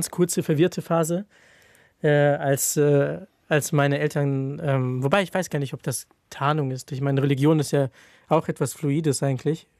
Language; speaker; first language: German; non-native, fluent; Ukrainian